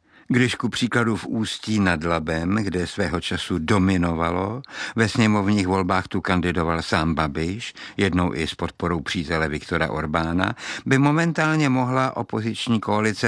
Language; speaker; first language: Czech; native; Czech